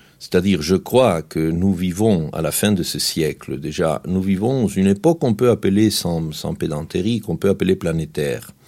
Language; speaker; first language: French; non-native, fluent; Spanish